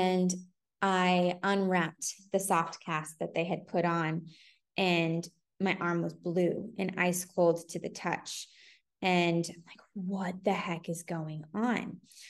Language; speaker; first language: English; native; English